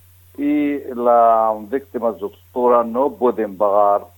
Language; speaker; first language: Spanish; non-native, fluent; Arabic